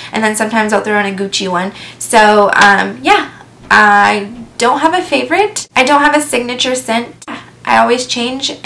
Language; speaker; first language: English; native; English